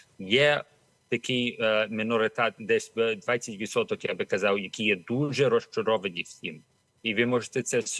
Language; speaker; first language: Ukrainian; early bilingual, heritage; Ukrainian